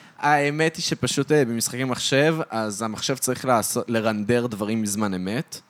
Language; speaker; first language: Hebrew; early bilingual, other home language; French